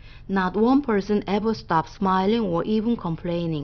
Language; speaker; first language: English; non-native, fluent; Korean